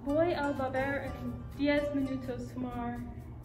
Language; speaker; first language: Spanish; non-native, learner; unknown